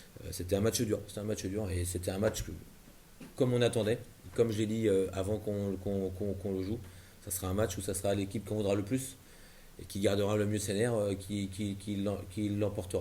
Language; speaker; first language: French; native; French